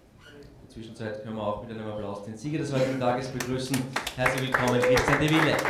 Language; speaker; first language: German; native; German